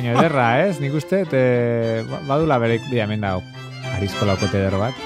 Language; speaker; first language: Basque; native; Basque